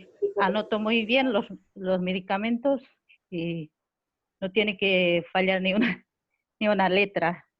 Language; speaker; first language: Spanish; non-native, local second language; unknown